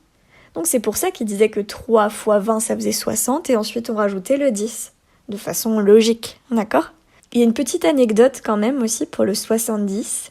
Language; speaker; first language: French; native; French